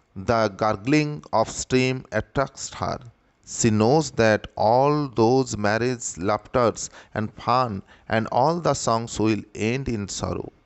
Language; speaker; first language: English; non-native, local second language; Bangla